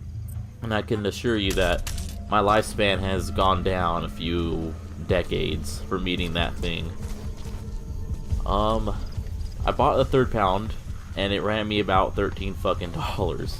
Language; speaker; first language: English; native; English